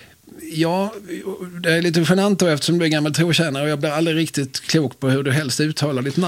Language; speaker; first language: Swedish; native; Swedish